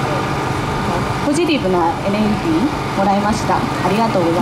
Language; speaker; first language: Japanese; non-native, learner; Vietnamese